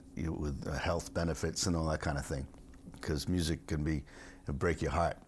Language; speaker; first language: English; native; English